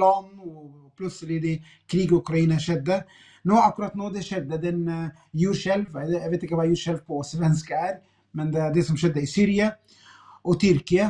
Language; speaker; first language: Swedish; non-native, fluent; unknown